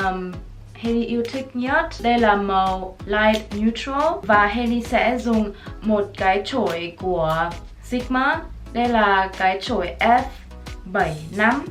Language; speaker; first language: Vietnamese; early bilingual, heritage; Vietnamese